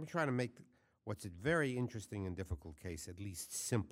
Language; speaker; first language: English; native; English